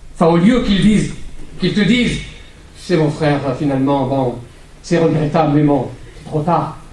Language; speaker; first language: French; non-native, local second language; Arabic